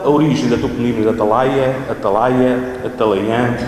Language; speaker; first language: Portuguese; native; Portuguese